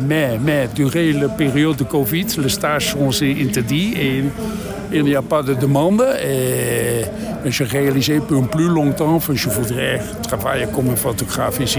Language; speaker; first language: French; non-native, learner; Dutch